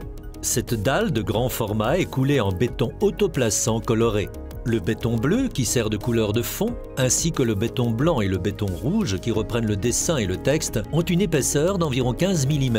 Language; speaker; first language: French; native; French